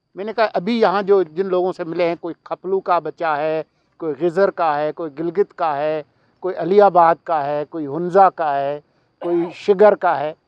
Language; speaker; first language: Urdu; non-native, local second language; Sindhi